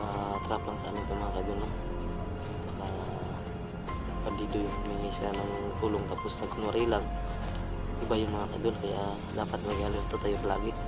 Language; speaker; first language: Filipino; non-native, local second language; Cebuano